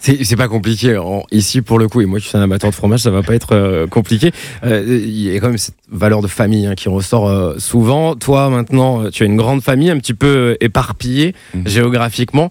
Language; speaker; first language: French; native; French